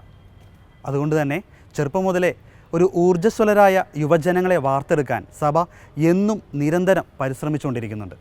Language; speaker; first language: Malayalam; native; Malayalam